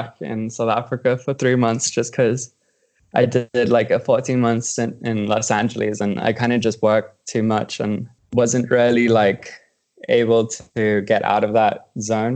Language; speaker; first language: English; native; English